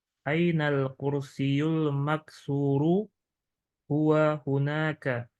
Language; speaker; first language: Arabic; non-native, learner; Indonesian